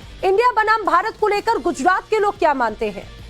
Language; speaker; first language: Hindi; native; Hindi